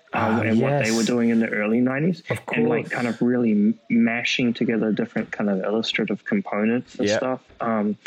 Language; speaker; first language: English; native; English